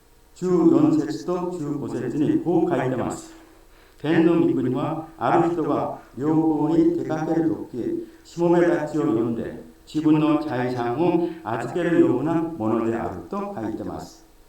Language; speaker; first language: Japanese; non-native, fluent; Korean